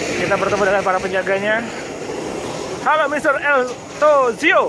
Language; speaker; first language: Indonesian; native; Indonesian